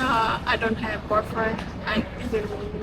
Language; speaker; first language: English; non-native, learner; Vietnamese